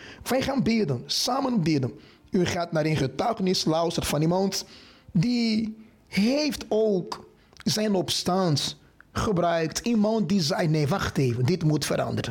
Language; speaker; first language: Dutch; non-native, fluent; Portuguese